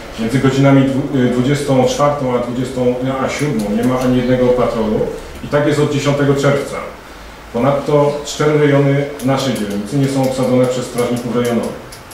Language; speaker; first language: Polish; native; Polish